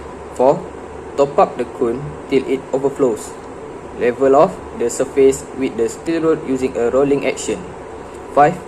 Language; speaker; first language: English; non-native, learner; Malay